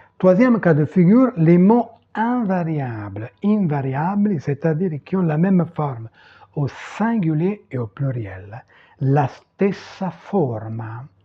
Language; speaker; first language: French; non-native, fluent; Italian